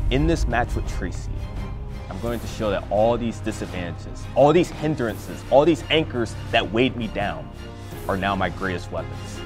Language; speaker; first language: English; native; English